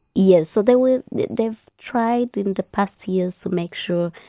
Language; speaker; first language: English; non-native, local second language; Kinyarwanda